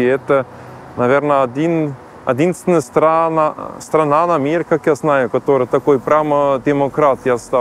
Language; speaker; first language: Russian; non-native, learner; German